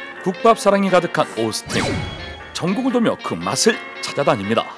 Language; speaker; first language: Korean; native; Korean